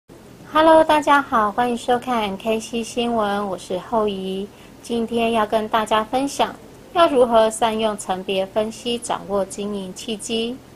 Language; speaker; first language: Chinese; native; Chinese